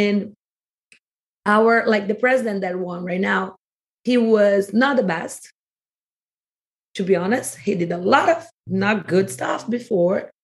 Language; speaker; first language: English; non-native, fluent; Portuguese